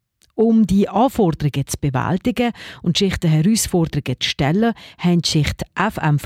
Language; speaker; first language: German; native; German